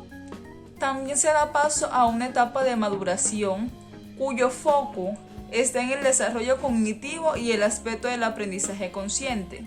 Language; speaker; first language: Spanish; native; Spanish